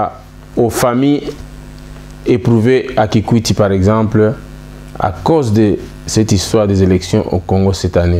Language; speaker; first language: French; non-native, local second language; Lingala